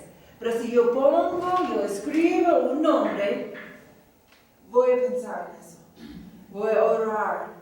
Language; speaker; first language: Spanish; non-native, fluent; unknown